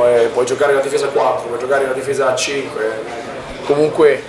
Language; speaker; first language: Italian; native; Italian